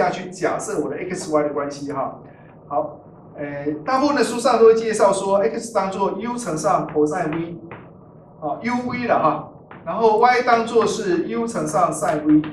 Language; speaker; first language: Chinese; native; Chinese